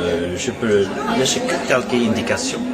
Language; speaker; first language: French; non-native, learner; Norwegian